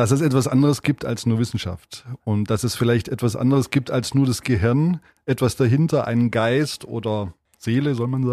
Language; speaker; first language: German; native; German